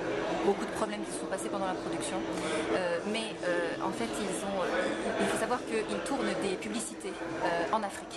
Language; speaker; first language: French; native; French